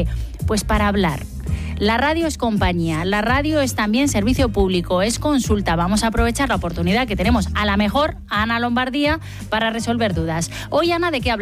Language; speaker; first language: Spanish; native; Spanish